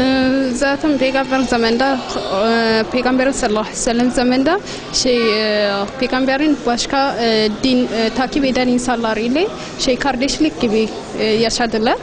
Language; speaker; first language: Turkish; non-native, learner; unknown